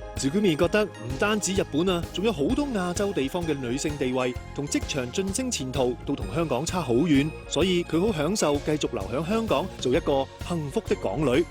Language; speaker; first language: Cantonese; native; Cantonese